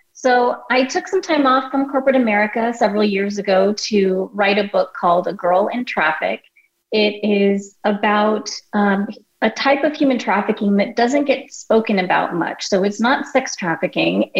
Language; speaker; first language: English; native; English